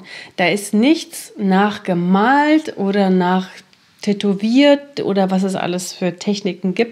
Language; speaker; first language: German; native; German